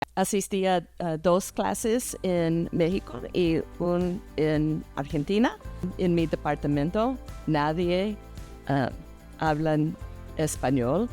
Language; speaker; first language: Spanish; early bilingual, heritage; English